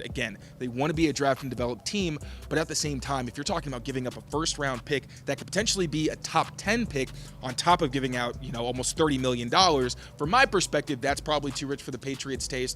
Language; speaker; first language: English; native; English